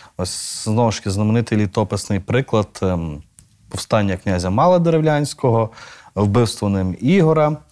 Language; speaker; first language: Ukrainian; native; Ukrainian